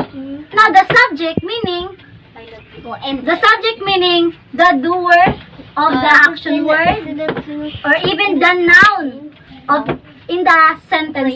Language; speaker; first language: English; non-native, local second language; Cebuano